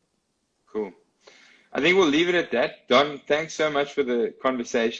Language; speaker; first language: English; native; English